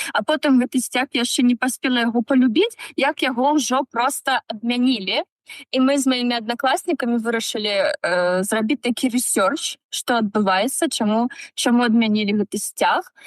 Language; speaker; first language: Belarusian; non-native, local second language; Russian